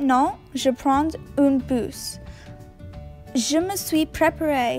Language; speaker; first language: French; non-native, learner; English